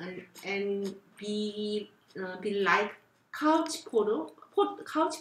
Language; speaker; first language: English; non-native, learner; Korean